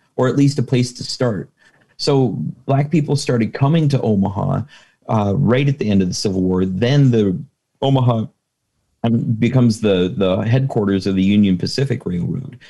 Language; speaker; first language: English; native; English